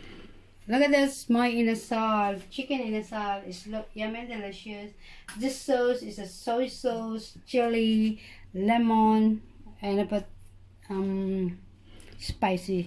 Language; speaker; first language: English; non-native, learner; Filipino